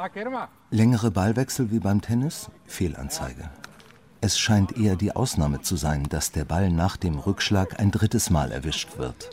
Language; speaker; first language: German; native; German